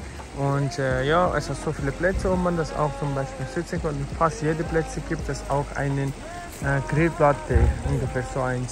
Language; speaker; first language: German; non-native, learner; Tibetan